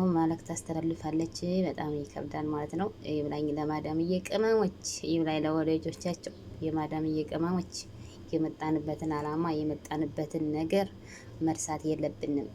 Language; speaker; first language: Amharic; native; Amharic